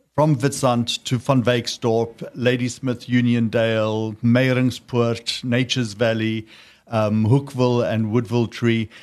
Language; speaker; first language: English; native; English